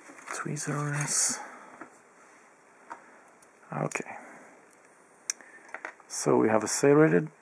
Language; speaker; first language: English; native; English